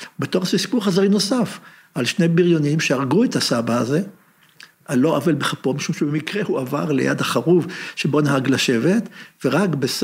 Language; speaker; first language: Hebrew; native; Hebrew